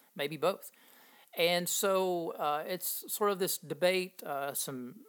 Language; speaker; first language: English; native; English